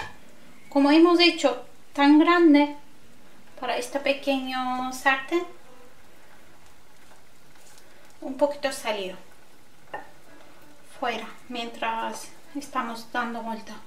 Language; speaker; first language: Spanish; non-native, learner; Turkish